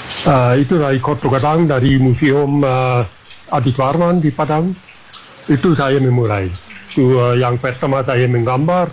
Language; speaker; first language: Indonesian; non-native, fluent; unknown